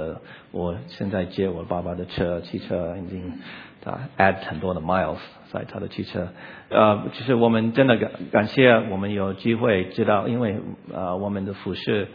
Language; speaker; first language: Chinese; non-native, learner; English